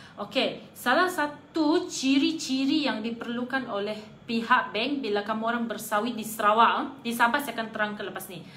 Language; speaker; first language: Malay; non-native, local second language; Iban